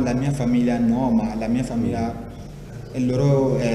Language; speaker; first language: Italian; non-native, fluent; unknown